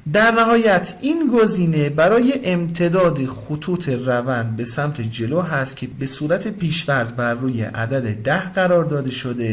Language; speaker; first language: Persian; native; Persian